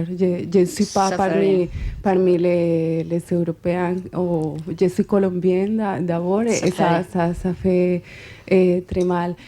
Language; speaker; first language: French; non-native, fluent; Spanish